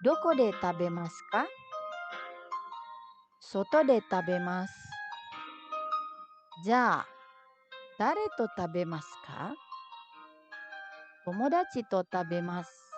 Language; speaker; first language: Japanese; non-native, fluent; Indonesian